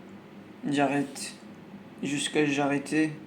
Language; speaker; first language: French; non-native, learner; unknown